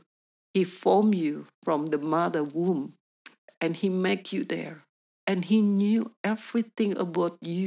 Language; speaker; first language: English; non-native, learner; Indonesian